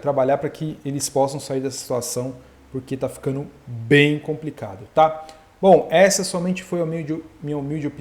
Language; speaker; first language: Portuguese; native; Portuguese